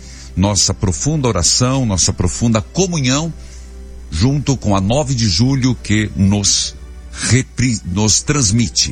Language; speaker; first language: Portuguese; native; Portuguese